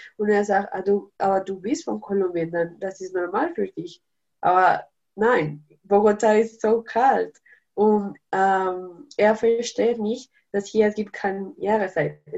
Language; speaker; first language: German; non-native, learner; Spanish